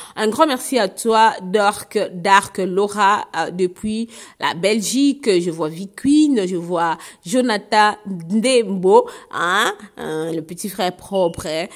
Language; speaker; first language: French; non-native, local second language; Lingala